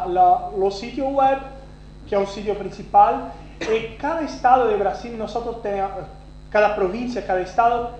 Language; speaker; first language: Spanish; non-native, fluent; Portuguese